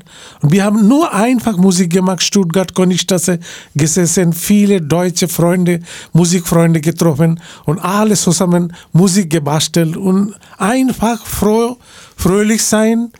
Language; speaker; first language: German; non-native, learner; Bangla